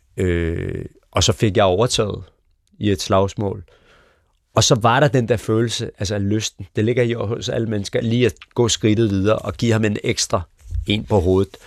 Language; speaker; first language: Danish; early bilingual, other home language; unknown